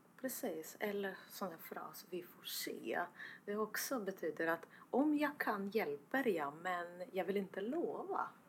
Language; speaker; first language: Swedish; non-native, fluent; Estonian